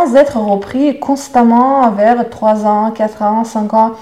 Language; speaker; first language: French; non-native, fluent; Russian